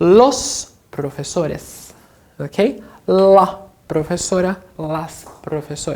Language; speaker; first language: Spanish; non-native, fluent; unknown